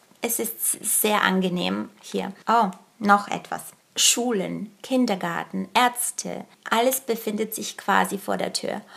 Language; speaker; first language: German; early bilingual, other home language; Bulgarian